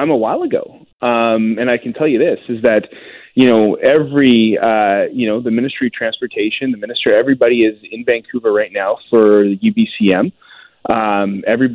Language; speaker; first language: English; native; English